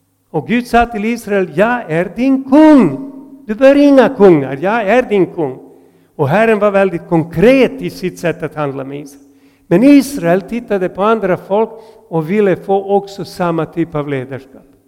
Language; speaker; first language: Swedish; non-native, fluent; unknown